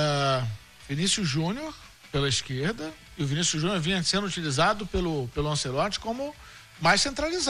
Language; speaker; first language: Portuguese; native; Portuguese